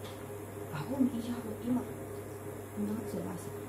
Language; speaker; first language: German; non-native, learner; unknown